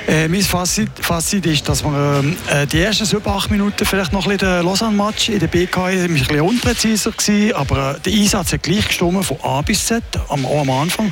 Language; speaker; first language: German; native; German